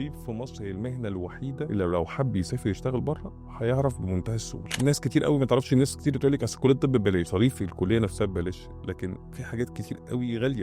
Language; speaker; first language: Arabic; native; Arabic